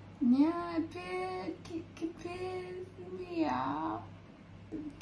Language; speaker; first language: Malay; early bilingual, heritage; English